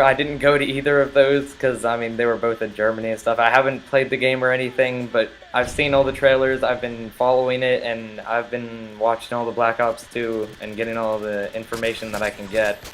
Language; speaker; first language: English; native; English